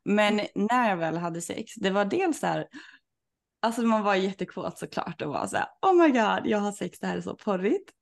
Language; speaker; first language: Swedish; native; Swedish